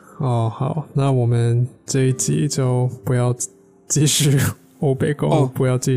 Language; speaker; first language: Chinese; non-native, fluent; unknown